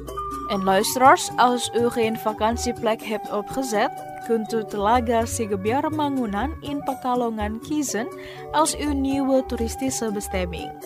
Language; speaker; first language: Dutch; non-native, fluent; Indonesian